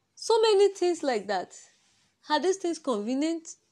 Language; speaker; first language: English; non-native, local second language; Yoruba